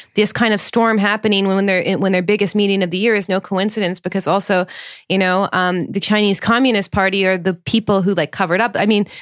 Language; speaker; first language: English; native; English